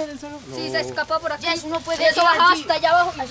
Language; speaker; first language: Spanish; native; Spanish